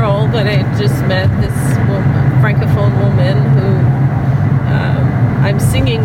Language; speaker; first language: English; native; English